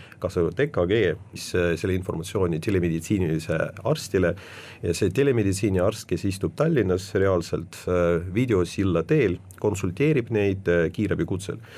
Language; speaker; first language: Estonian; non-native, local second language; Russian